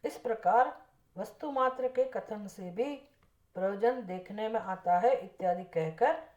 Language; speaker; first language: Hindi; non-native, local second language; Gujarati